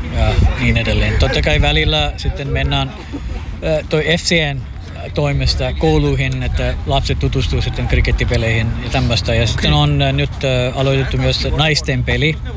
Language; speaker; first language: Finnish; non-native, fluent; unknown